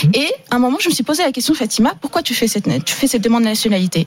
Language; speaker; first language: French; non-native, local second language; Arabic